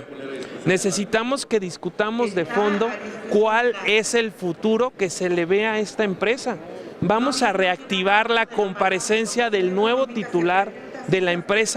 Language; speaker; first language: Spanish; native; Spanish